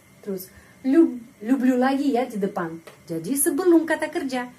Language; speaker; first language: Indonesian; non-native, fluent; Russian